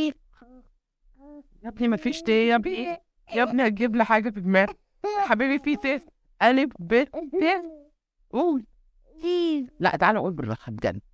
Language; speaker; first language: Arabic; native; Arabic